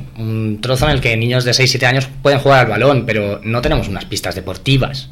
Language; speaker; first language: Spanish; native; Spanish